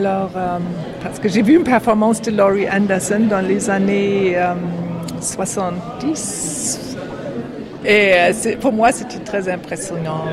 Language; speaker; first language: French; non-native, fluent; German